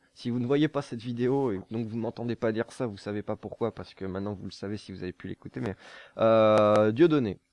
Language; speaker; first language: French; native; French